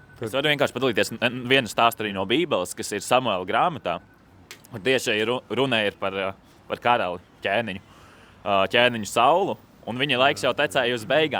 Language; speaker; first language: Latvian; native; Latvian